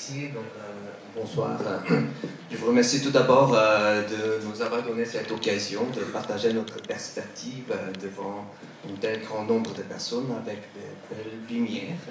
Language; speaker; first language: French; non-native, fluent; Korean